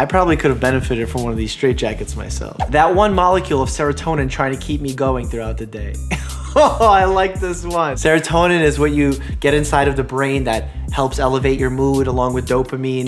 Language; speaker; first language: English; native; English